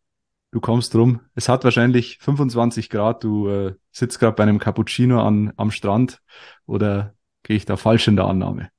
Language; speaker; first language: German; native; German